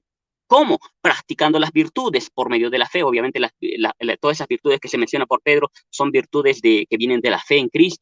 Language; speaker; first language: Spanish; native; Spanish